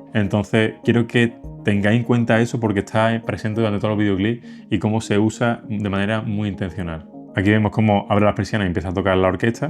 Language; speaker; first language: Spanish; native; Spanish